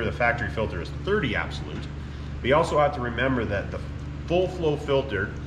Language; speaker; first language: English; native; English